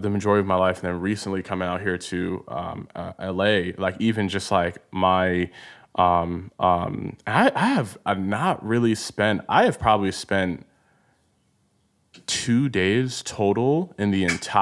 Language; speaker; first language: English; early bilingual, other home language; Igbo